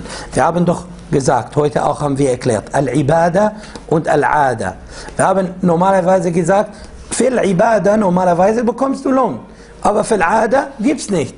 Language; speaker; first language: German; non-native, fluent; Arabic